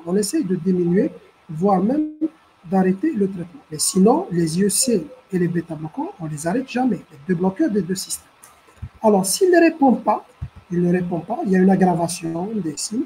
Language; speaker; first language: French; non-native, local second language; Arabic